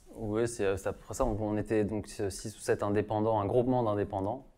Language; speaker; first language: French; native; French